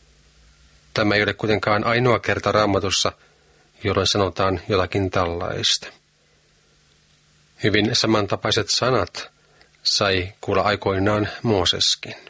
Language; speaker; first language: Finnish; native; Finnish